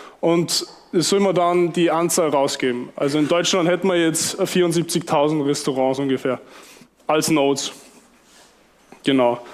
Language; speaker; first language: German; native; German